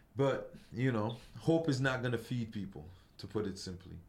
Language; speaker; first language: English; non-native, local second language; French